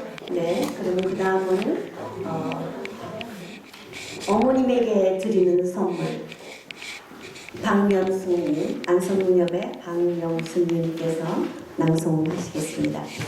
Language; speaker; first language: Korean; native; Korean